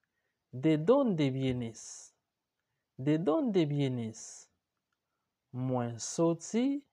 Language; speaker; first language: Spanish; non-native, learner; Haitian Creole